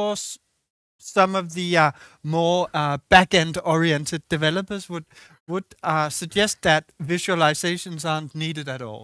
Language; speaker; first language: English; non-native, fluent; Danish